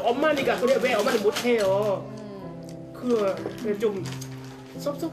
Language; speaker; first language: Korean; non-native, learner; Thai